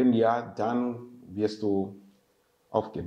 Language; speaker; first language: German; non-native, fluent; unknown